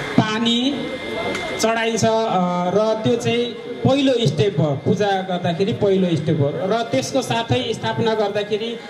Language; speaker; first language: Nepali; non-native, local second language; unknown